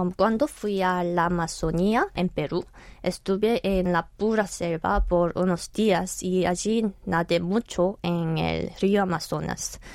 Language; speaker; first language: Spanish; non-native, fluent; Korean